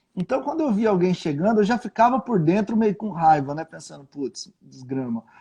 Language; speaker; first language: Portuguese; native; Portuguese